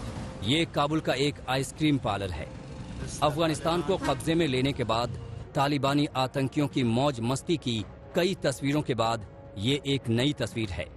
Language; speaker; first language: Hindi; native; Hindi